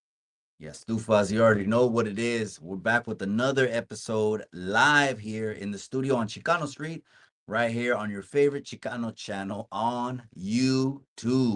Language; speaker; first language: English; early bilingual, other home language; Spanish